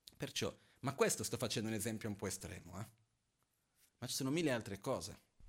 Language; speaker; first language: Italian; non-native, fluent; Portuguese